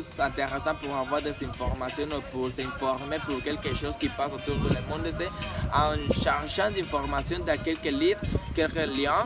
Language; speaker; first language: French; non-native, learner; Spanish